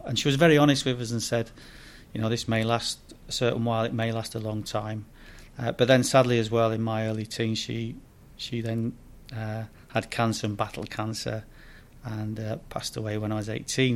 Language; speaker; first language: English; native; English